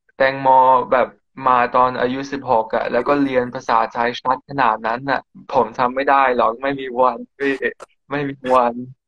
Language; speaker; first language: Thai; early bilingual, other home language; English